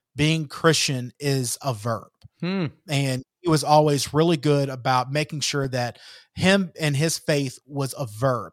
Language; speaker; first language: English; native; English